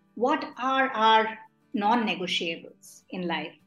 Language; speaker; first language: English; non-native, local second language; Hindi